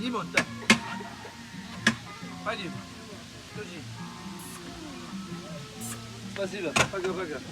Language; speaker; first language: Russian; non-native, learner; Turkish